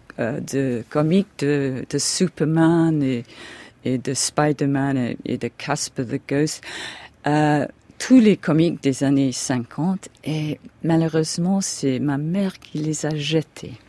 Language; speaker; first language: French; non-native, fluent; English